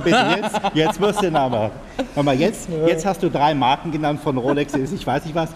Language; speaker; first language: German; native; German